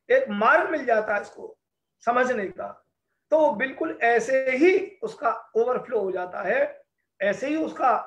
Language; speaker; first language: Hindi; native; Hindi